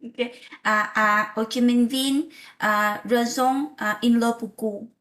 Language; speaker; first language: French; non-native, learner; Vietnamese